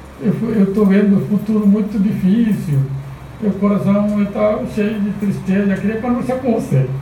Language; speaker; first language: Portuguese; non-native, fluent; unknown